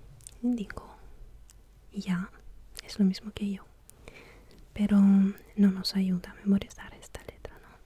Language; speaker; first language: Spanish; non-native, fluent; Russian